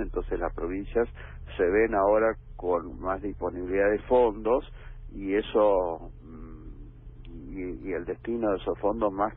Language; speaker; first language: Spanish; native; Spanish